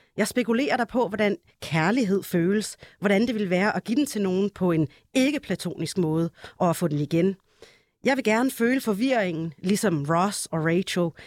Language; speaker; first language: Danish; early bilingual, other home language; Arabic